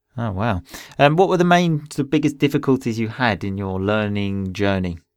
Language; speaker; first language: English; native; English